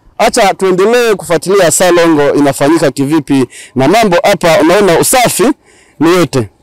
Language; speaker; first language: Swahili; non-native, local second language; Kinyarwanda